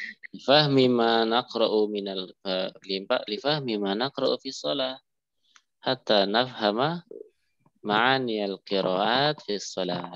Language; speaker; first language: Arabic; non-native, fluent; Indonesian